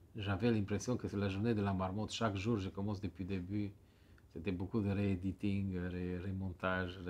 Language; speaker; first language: French; non-native, fluent; Romanian